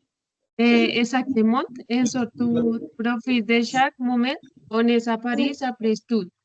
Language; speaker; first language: French; non-native, learner; Spanish